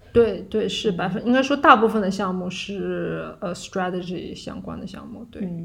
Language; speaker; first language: Chinese; native; Chinese